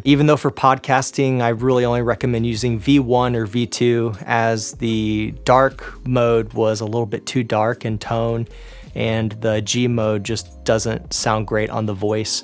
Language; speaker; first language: English; native; English